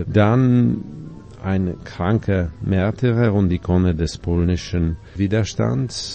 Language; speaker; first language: German; non-native, fluent; Polish